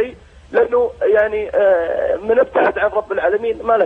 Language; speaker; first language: Arabic; native; Arabic